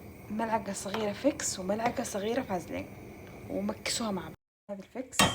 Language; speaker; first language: Arabic; native; Arabic